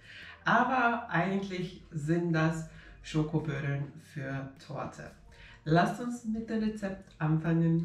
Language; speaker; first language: German; non-native, fluent; Finnish